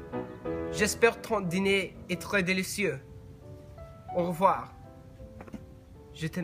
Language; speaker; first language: French; non-native, learner; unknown